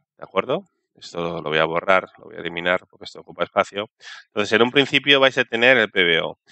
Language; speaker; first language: Spanish; native; Spanish